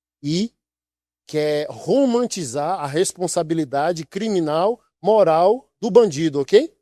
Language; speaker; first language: Portuguese; native; Portuguese